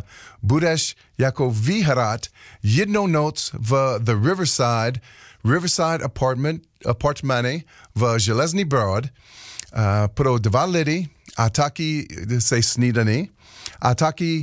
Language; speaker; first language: Czech; non-native, learner; English